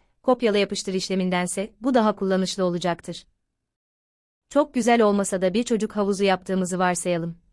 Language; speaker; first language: Turkish; native; Turkish